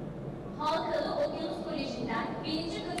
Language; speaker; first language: Turkish; native; Turkish